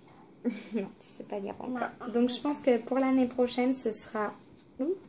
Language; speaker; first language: French; native; French